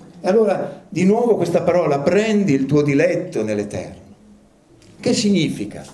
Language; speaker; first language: Italian; early bilingual, other home language; English